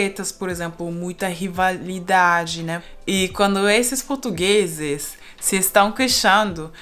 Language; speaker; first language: Portuguese; non-native, fluent; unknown